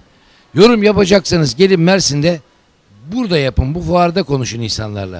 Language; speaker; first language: Turkish; native; Turkish